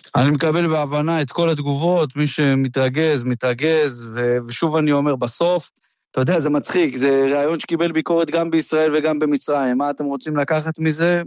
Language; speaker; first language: Hebrew; native; Hebrew